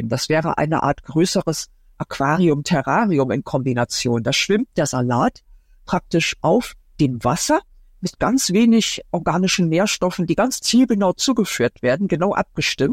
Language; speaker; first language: German; native; German